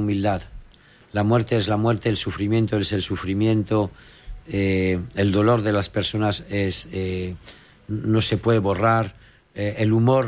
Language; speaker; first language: Spanish; non-native, fluent; French